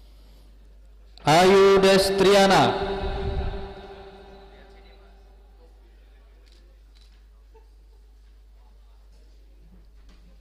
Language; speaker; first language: Indonesian; native; Indonesian